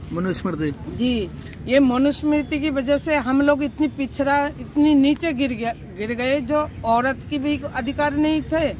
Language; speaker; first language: Hindi; native; Hindi